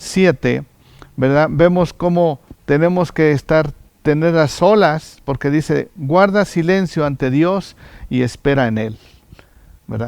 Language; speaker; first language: Spanish; native; Spanish